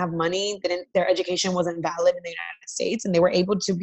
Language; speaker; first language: English; early bilingual, other home language; Spanish